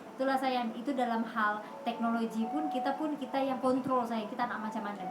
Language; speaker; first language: Malay; non-native, local second language; Javanese